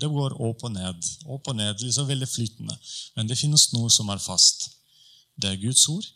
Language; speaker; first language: Norwegian; non-native, fluent; Polish